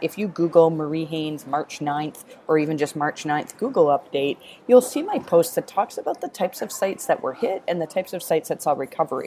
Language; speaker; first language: English; native; English